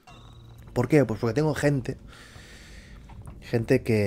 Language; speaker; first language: Spanish; native; Spanish